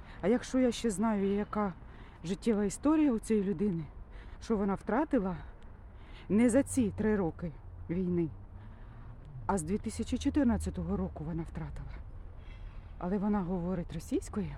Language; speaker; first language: Ukrainian; non-native, local second language; Russian